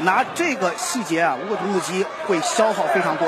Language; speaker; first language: Chinese; native; Chinese